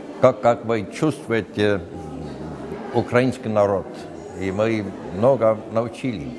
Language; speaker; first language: Russian; non-native, learner; Estonian